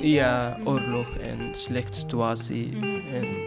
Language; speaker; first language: Dutch; non-native, learner; Arabic